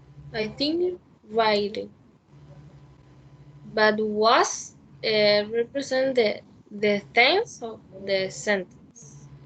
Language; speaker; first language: English; non-native, learner; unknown